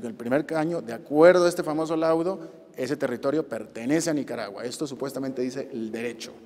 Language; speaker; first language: Spanish; native; Spanish